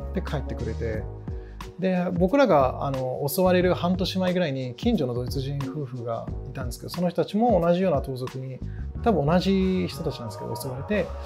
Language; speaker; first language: Japanese; early bilingual, other home language; English